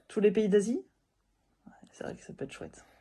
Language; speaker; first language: French; native; French